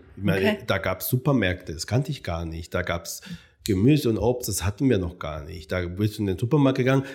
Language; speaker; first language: German; non-native, fluent; Spanish